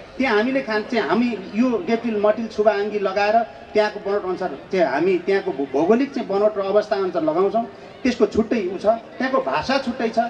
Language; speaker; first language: Nepali; native; Nepali